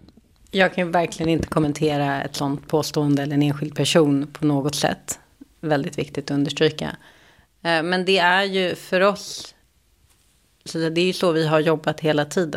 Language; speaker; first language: Swedish; native; Swedish